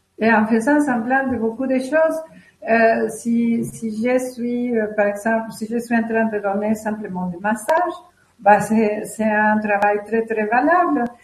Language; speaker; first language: French; non-native, fluent; Spanish